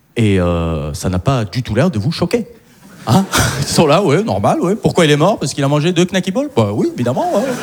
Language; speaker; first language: French; early bilingual, other home language; Arabic